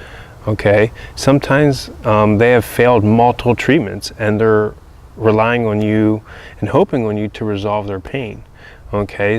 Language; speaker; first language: English; native; English